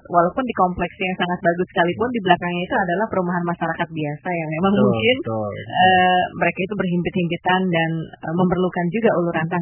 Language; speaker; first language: Indonesian; native; Indonesian